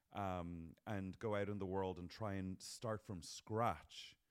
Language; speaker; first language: English; native; English